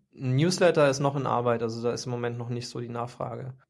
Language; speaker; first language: German; native; German